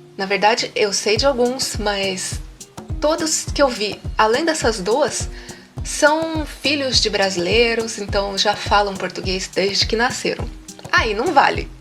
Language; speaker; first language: Portuguese; native; Portuguese